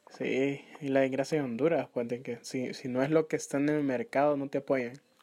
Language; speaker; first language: Spanish; native; Spanish